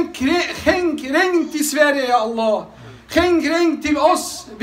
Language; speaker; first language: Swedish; non-native, fluent; Arabic